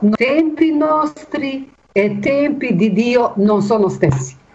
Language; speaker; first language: Italian; non-native, fluent; Bosnian